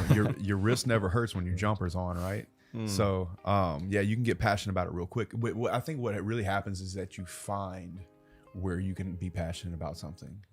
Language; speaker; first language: English; native; English